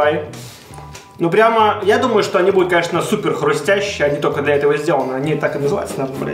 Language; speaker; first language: Russian; native; Russian